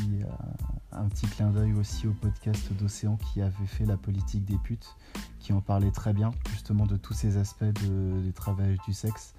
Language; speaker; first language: French; native; French